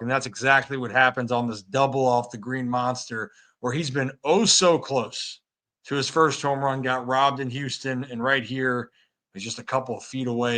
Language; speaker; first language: English; native; English